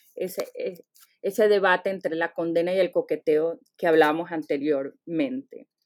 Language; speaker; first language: Spanish; native; Spanish